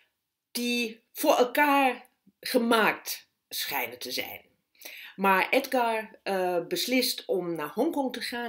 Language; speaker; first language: Dutch; non-native, fluent; German